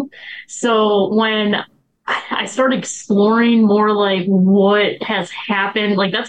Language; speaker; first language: English; native; English